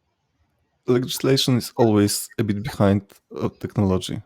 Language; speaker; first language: English; non-native, fluent; Polish